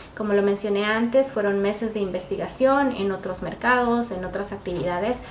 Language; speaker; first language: Spanish; native; Spanish